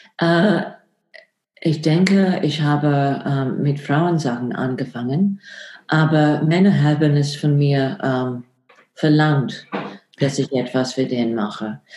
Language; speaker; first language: German; non-native, fluent; English